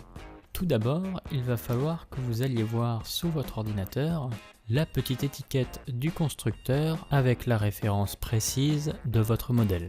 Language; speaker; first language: French; native; French